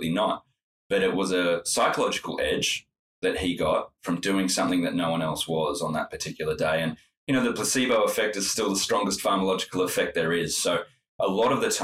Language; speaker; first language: English; native; English